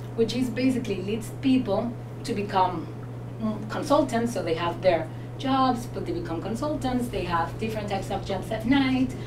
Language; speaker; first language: English; non-native, fluent; Spanish